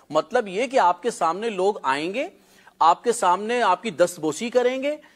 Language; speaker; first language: Urdu; non-native, local second language; Punjabi